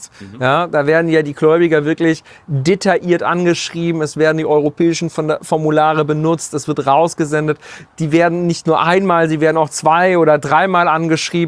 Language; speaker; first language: German; native; German